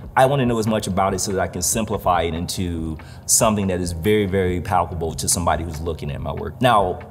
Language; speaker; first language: English; native; English